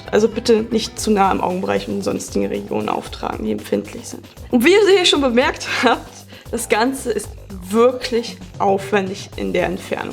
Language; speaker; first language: German; native; German